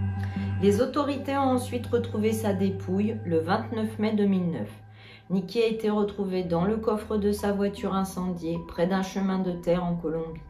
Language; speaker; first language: French; native; French